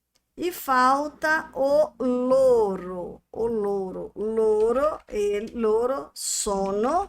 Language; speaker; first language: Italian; non-native, fluent; Portuguese